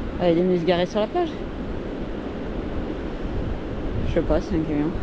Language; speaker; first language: French; native; French